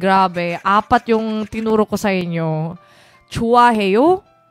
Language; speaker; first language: Filipino; non-native, fluent; Korean